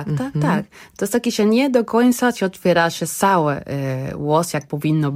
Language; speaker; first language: Polish; non-native, learner; Spanish